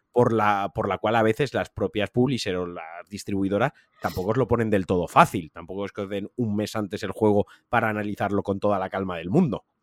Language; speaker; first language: Spanish; native; Spanish